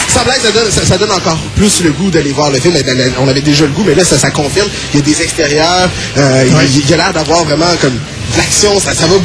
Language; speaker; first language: French; native; French